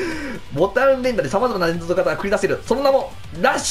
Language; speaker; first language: Japanese; native; Japanese